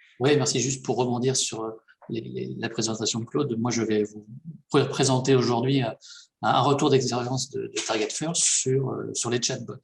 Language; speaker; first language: French; native; French